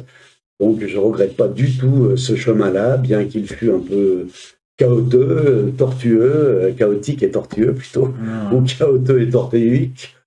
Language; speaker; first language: French; native; French